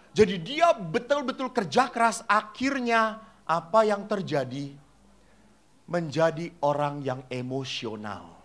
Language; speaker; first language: Indonesian; native; Indonesian